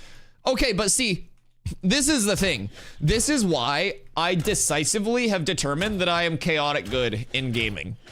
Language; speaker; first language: English; native; English